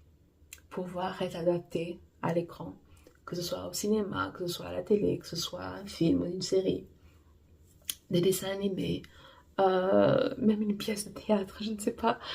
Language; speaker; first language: French; non-native, fluent; Portuguese